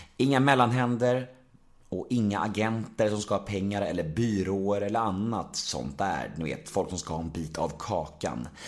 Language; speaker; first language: Swedish; native; Swedish